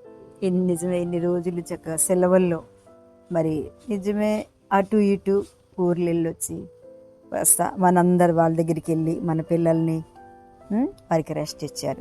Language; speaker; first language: Telugu; native; Telugu